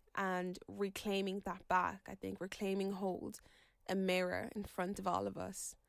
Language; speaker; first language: English; native; English